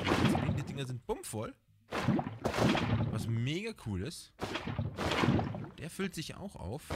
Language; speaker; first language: German; native; German